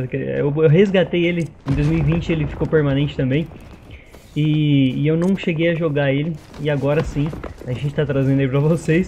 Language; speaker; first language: Portuguese; native; Portuguese